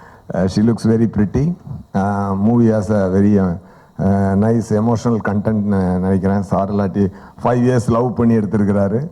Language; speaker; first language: Tamil; native; Tamil